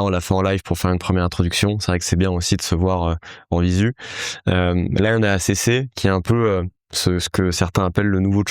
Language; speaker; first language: French; native; French